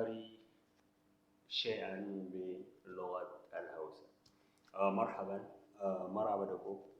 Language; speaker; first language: Arabic; non-native, local second language; Hausa